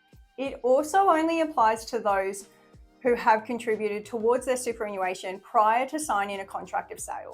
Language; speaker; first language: English; native; English